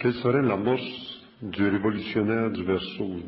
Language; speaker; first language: French; native; French